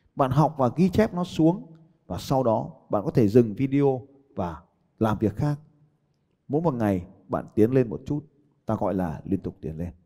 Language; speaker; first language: Vietnamese; native; Vietnamese